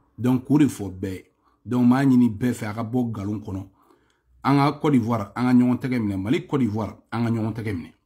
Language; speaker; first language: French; non-native, local second language; Bambara